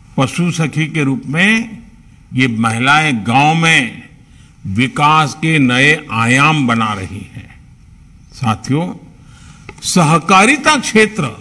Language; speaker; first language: Hindi; non-native, local second language; Gujarati